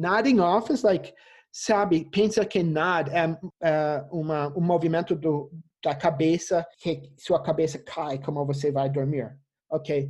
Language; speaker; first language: Portuguese; non-native, fluent; English